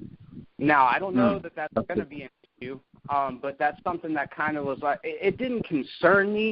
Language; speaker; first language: English; native; English